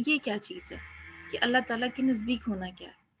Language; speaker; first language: Urdu; native; Urdu